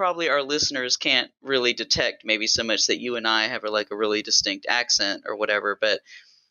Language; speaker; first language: English; native; English